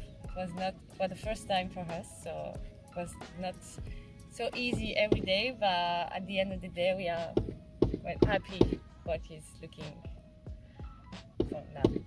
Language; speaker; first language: English; non-native, learner; French